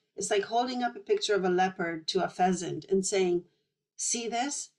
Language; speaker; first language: English; early bilingual, other home language; Polish